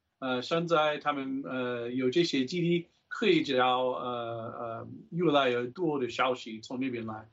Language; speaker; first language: Chinese; non-native, fluent; English